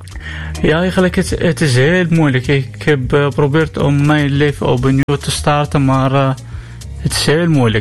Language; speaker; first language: Dutch; non-native, learner; Arabic